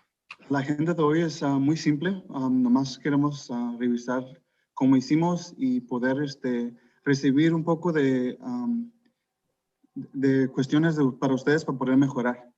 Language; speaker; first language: Spanish; early bilingual, heritage; Spanish